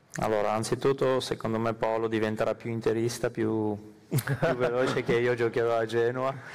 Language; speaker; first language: Italian; non-native, fluent; Armenian